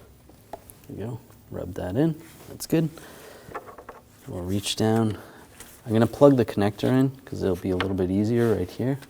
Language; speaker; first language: English; native; English